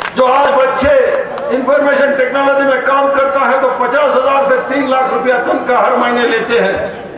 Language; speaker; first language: Hindi; non-native, local second language; Kannada